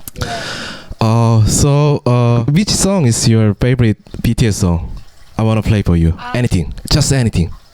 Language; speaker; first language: English; non-native, learner; Korean